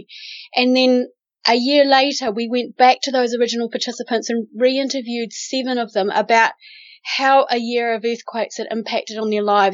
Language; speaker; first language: English; native; English